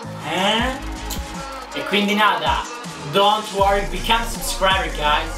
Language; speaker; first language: English; non-native, learner; Italian